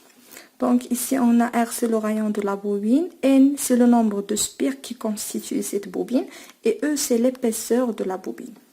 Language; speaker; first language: French; non-native, local second language; Arabic